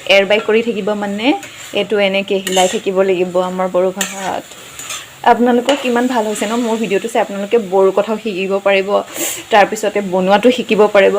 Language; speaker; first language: Assamese; non-native, local second language; Bodo